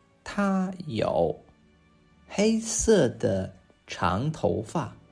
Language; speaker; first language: Chinese; non-native, fluent; English